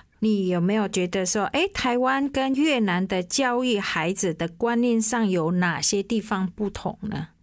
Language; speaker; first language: Chinese; native; Chinese